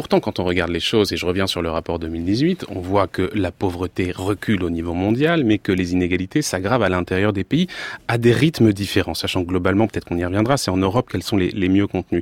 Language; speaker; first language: French; native; French